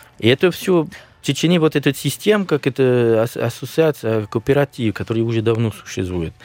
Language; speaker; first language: Russian; non-native, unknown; French